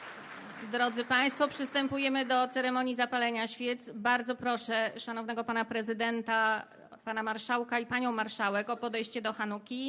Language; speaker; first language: Polish; native; Polish